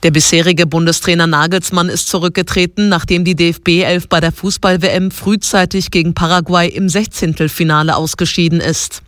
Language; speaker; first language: German; native; German